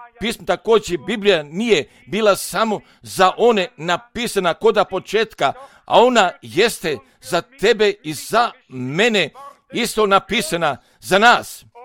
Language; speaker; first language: Croatian; non-native, fluent; German